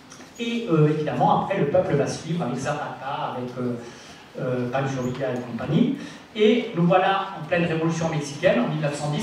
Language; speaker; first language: French; native; French